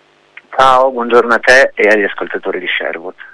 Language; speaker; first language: Italian; native; Italian